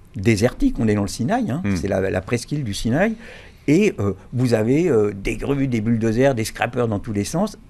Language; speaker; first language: French; native; French